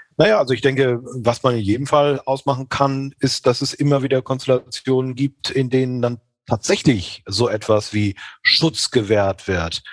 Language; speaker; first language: German; native; German